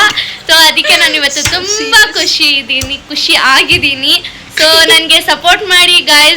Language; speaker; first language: Kannada; non-native, local second language; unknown